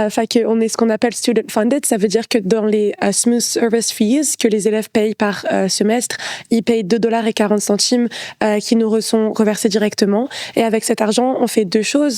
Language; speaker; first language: French; native; French